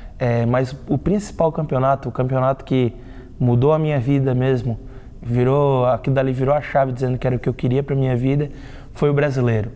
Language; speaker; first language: Portuguese; native; Portuguese